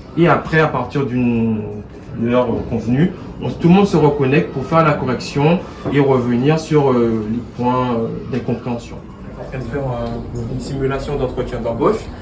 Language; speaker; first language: French; native; French